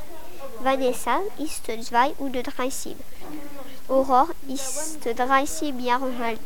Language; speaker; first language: German; non-native, learner; French